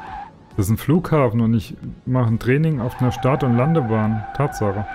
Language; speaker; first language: German; native; German